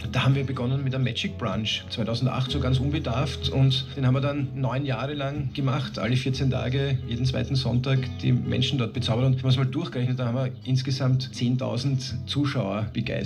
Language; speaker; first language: German; native; German